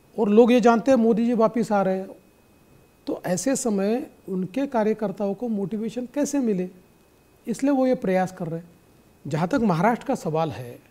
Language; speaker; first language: Hindi; non-native, local second language; Marathi